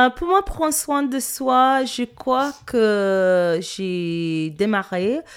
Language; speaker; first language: French; non-native, fluent; English